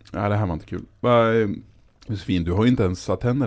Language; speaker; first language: Swedish; native; Swedish